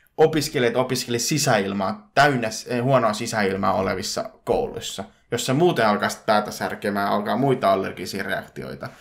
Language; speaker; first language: Finnish; early bilingual, other home language; Punjabi